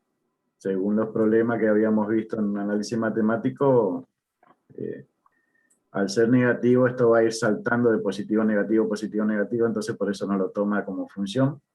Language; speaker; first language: Spanish; native; Spanish